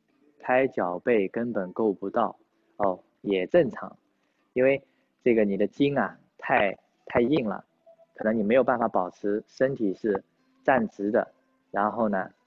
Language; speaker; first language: Chinese; native; Chinese